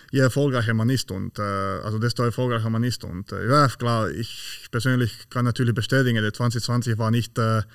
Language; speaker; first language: German; non-native, fluent; Slovak